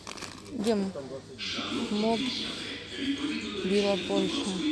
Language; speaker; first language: Russian; non-native, local second language; Ukrainian